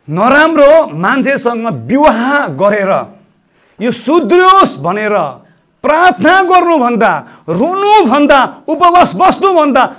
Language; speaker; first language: Nepali; non-native, local second language; Eastern Tamang